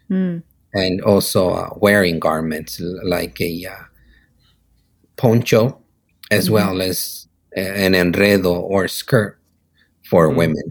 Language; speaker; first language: English; non-native, fluent; Spanish